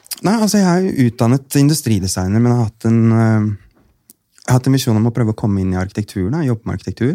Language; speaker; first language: Norwegian; native; Norwegian